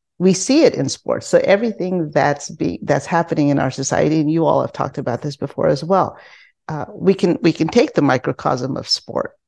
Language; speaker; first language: English; non-native, local second language; Filipino